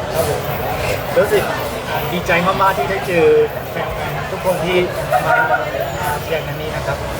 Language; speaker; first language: Thai; non-native, fluent; Burmese